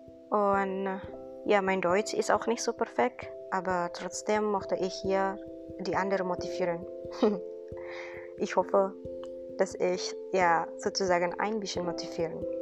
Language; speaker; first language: German; non-native, fluent; Indonesian